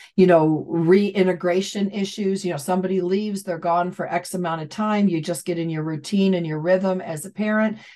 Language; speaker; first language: English; native; English